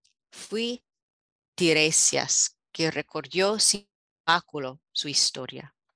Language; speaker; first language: Spanish; non-native, fluent; English